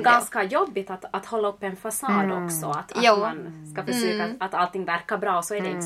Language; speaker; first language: Swedish; native; Swedish